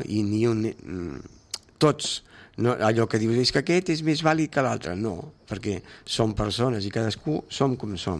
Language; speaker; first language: Catalan; native; Catalan